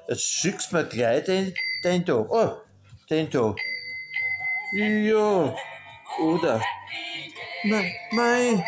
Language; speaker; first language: German; native; German